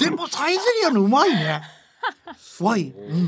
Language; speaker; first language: Japanese; native; Japanese